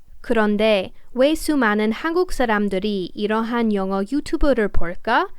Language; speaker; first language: Korean; non-native, fluent; English